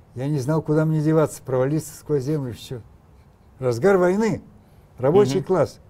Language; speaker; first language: Russian; native; Russian